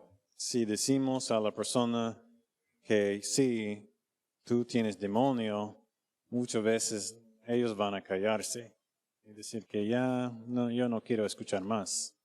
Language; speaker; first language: Spanish; non-native, fluent; English